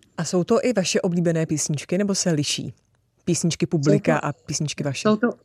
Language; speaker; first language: Czech; native; Czech